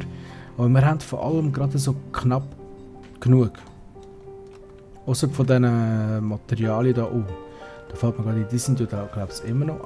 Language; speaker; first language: German; native; German